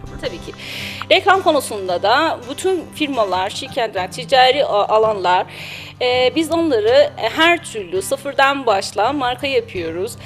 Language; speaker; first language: Turkish; non-native, learner; Persian